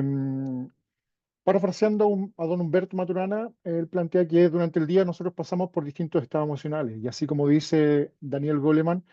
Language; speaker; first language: Spanish; native; Spanish